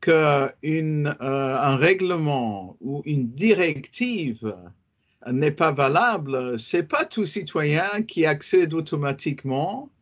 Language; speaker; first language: French; non-native, fluent; English